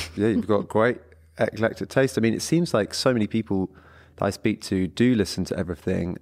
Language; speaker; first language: English; early bilingual, other home language; Portuguese